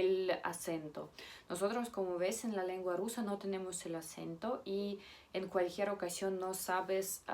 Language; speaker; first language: Spanish; non-native, fluent; Russian